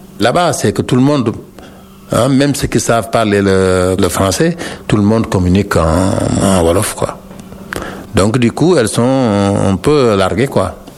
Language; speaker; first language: French; non-native, local second language; Wolof